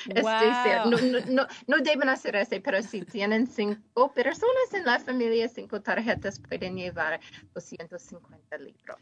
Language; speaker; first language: Spanish; non-native, fluent; English